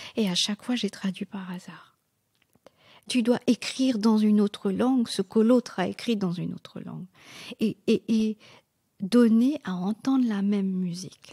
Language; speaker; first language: French; non-native, local second language; Morisyen